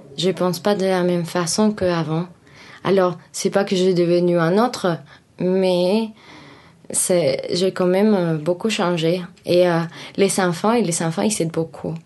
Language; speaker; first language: French; non-native, learner; Spanish